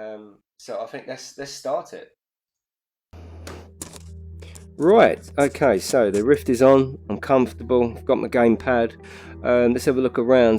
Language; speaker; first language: English; native; English